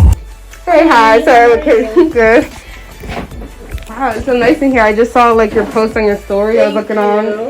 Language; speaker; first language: English; native; English